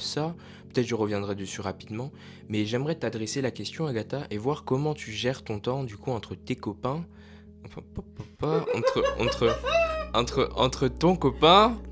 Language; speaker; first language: French; native; French